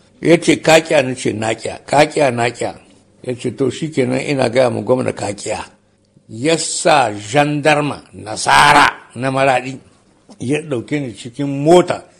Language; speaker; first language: Hausa; native; Hausa